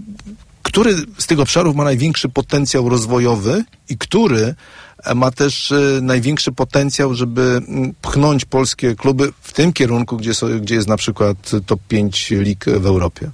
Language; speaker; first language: Polish; native; Polish